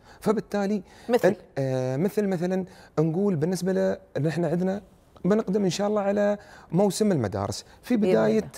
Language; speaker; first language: Arabic; native; Arabic